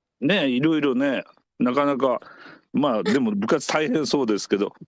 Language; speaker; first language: Japanese; native; Japanese